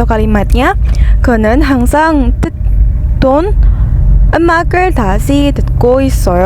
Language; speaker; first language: Korean; non-native, learner; Indonesian